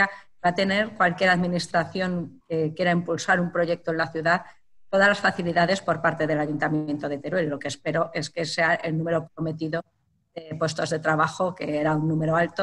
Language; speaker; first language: Spanish; native; Spanish